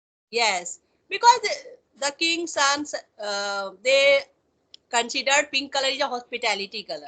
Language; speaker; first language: English; non-native, local second language; Hindi